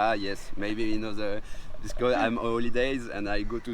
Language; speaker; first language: English; non-native, learner; French